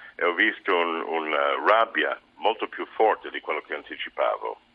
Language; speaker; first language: Italian; non-native, fluent; English